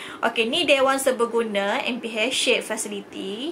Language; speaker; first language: English; non-native, local second language; Malay